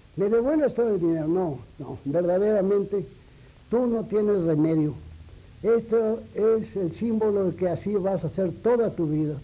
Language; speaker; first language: Spanish; native; Spanish